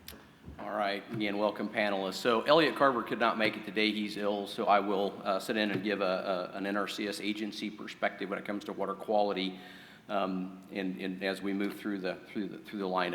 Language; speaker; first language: English; native; English